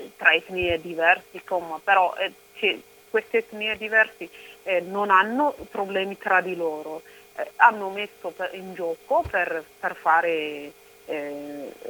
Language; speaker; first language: Italian; non-native, fluent; Oromo